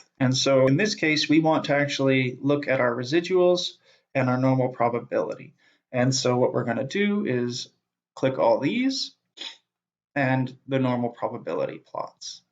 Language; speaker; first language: English; native; English